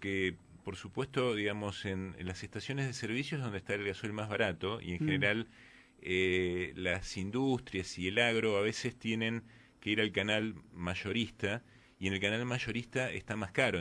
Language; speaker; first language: Spanish; native; Spanish